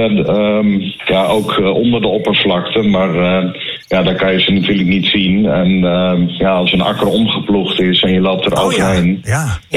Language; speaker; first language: Dutch; native; Dutch